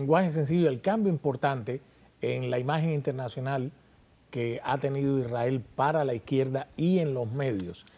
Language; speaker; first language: Spanish; native; Spanish